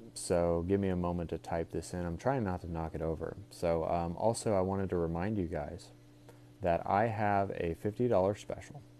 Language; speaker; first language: English; native; English